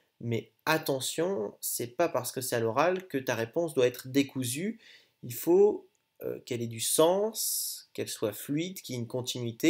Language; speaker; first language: French; native; French